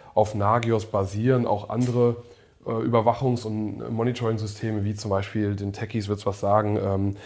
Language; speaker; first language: German; early bilingual, other home language; English